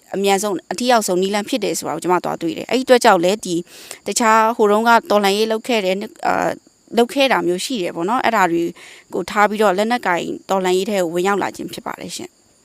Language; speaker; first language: Burmese; non-native, local second language; Mon